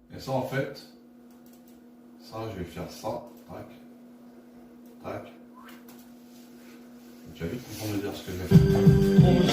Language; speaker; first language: French; native; French